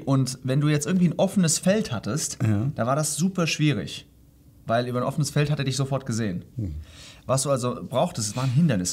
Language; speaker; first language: German; native; German